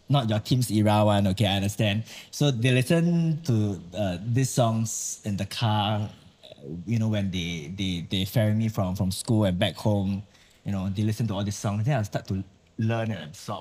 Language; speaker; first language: English; non-native, local second language; Chinese